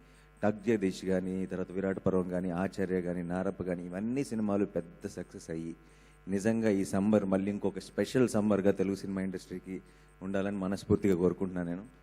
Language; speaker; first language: Telugu; native; Telugu